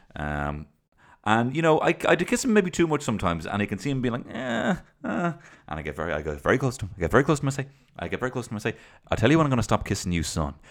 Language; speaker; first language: English; native; English